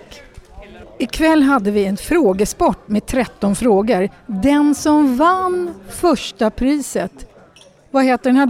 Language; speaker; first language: Swedish; native; Swedish